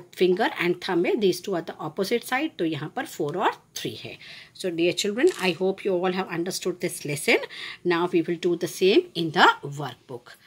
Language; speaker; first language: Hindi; non-native, local second language; Gujarati